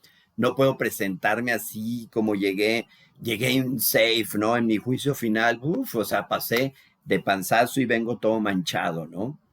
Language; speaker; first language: Spanish; native; Spanish